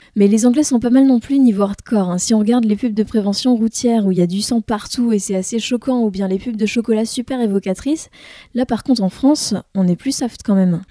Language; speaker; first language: French; native; French